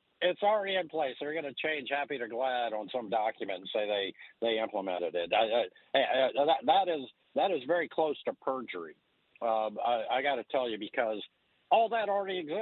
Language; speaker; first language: English; native; English